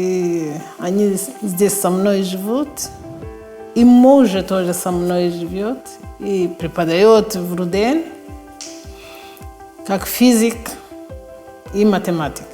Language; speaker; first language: Russian; non-native, fluent; Kinyarwanda